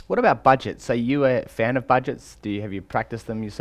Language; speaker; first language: English; native; English